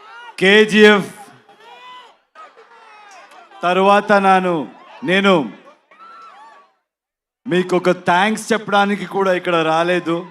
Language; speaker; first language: Telugu; non-native, learner; Kannada